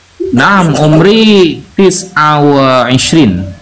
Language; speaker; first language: Arabic; non-native, learner; Indonesian